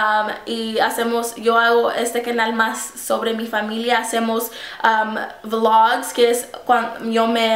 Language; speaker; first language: Spanish; early bilingual, heritage; Spanish